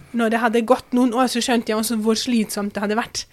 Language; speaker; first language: Norwegian; non-native, fluent; German